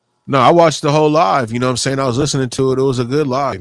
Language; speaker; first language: English; native; English